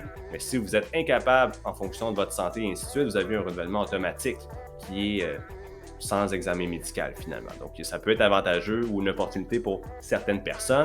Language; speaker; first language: French; native; French